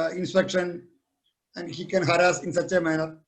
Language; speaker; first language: English; non-native, local second language; Malayalam